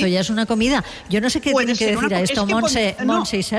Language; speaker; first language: Spanish; non-native, local second language; Catalan